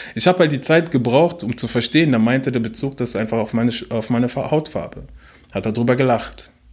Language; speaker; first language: German; early bilingual, other home language; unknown